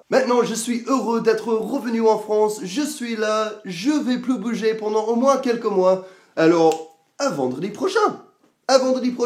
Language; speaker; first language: French; non-native, fluent; English